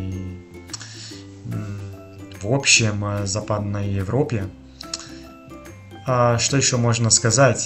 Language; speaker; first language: Russian; non-native, fluent; Italian